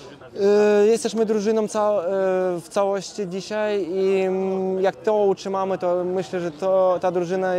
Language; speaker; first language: Polish; non-native, fluent; Russian